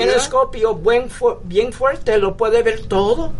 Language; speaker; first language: Spanish; early bilingual, heritage; English